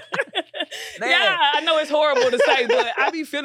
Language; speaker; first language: English; native; English